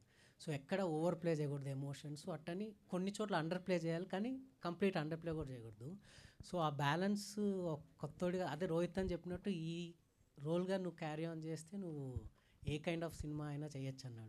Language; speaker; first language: Telugu; native; Telugu